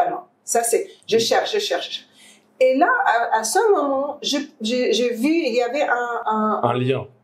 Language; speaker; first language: French; non-native, fluent; Arabic